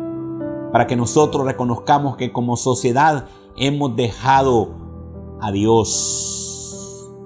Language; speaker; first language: Spanish; native; Spanish